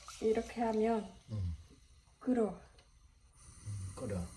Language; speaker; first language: Korean; non-native, learner; Khmer